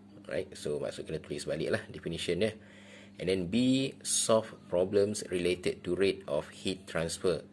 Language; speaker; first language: English; non-native, local second language; Malay